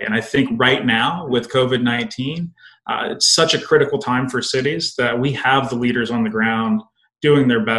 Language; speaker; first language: English; native; English